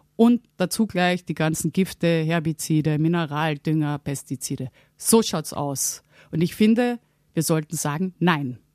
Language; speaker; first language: German; native; German